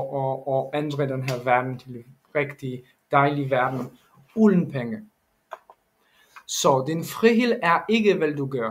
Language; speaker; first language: Danish; non-native, learner; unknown